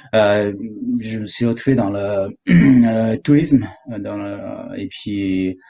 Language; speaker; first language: French; non-native, fluent; Nepali